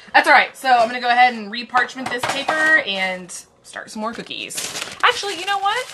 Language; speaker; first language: English; native; English